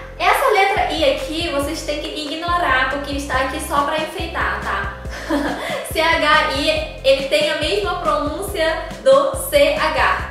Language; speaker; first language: Portuguese; non-native, fluent; Chinese